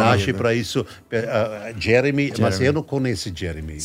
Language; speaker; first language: Portuguese; non-native, learner; German